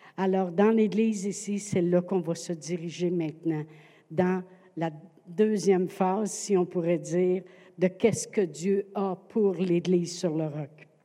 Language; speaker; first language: French; native; French